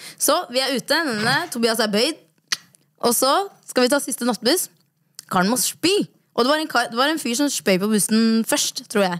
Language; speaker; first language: Norwegian; early bilingual, other home language; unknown